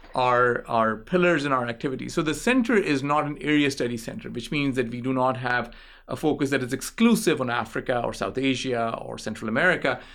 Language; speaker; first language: English; non-native, local second language; Urdu